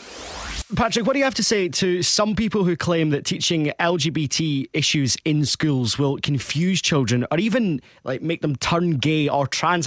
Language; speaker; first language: English; native; English